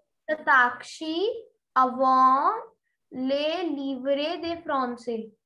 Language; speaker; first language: French; non-native, learner; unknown